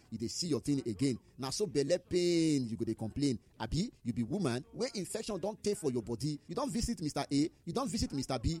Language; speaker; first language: Nigerian Pidgin; native; Nigerian Pidgin